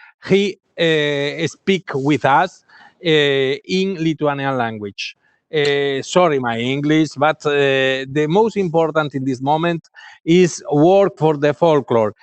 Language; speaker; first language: English; non-native, learner; Galician